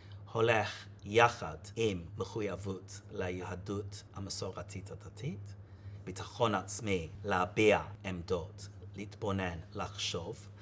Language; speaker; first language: Hebrew; non-native, fluent; English